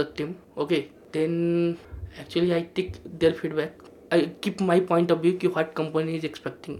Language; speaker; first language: English; non-native, local second language; Hindi